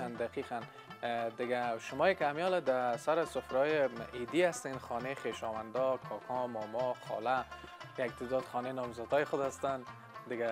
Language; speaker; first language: Persian; native; Persian